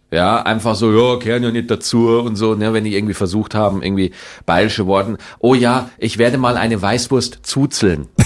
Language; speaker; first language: German; native; German